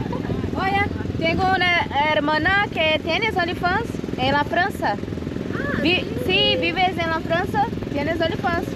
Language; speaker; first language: Spanish; non-native, learner; Portuguese